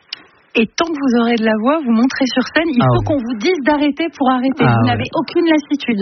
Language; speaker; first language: French; native; French